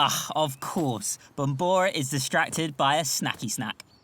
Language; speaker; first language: English; native; English